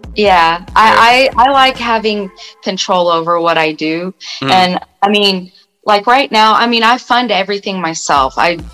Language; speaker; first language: English; native; English